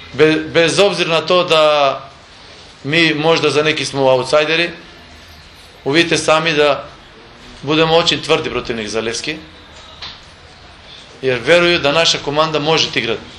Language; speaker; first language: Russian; non-native, learner; Macedonian